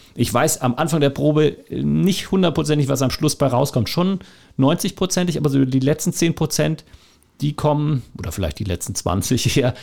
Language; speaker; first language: German; native; German